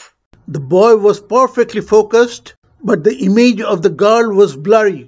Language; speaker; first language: English; non-native, local second language; Bangla